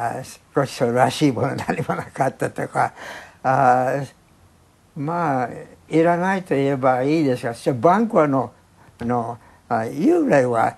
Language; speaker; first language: Japanese; non-native, fluent; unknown